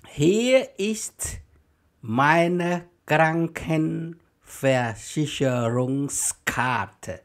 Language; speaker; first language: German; non-native, learner; Khmer